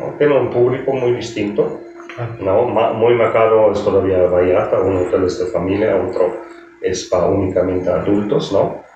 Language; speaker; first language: Spanish; non-native, fluent; German